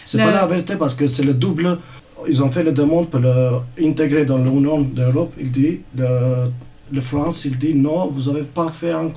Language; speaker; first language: French; non-native, learner; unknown